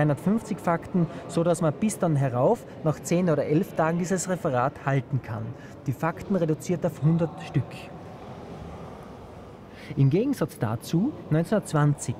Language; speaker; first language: German; native; German